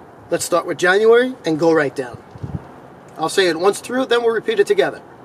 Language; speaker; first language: English; native; English